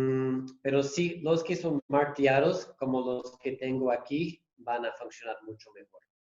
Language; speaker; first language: Spanish; non-native, fluent; English